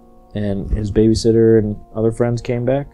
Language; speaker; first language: English; native; English